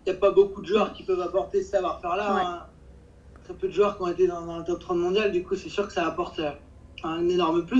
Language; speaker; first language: French; native; French